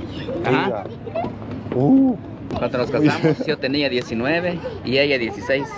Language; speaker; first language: Spanish; native; Spanish